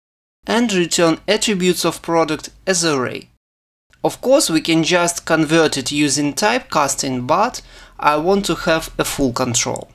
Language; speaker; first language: English; non-native, fluent; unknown